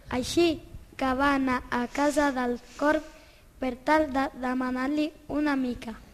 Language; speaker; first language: Catalan; early bilingual, other home language; Urdu